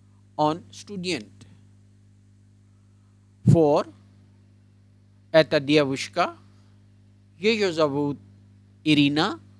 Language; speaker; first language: Russian; non-native, learner; Urdu